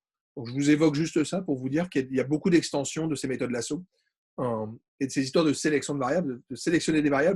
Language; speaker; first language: French; native; French